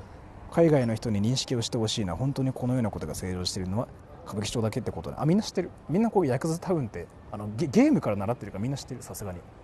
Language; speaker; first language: Japanese; native; Japanese